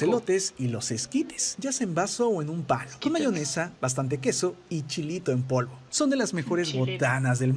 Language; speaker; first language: Spanish; native; Spanish